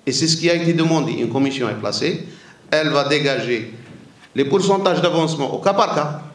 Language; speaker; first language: French; non-native, local second language; Arabic